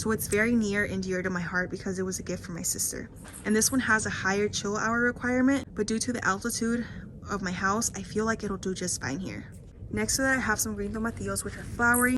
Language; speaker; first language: English; native; English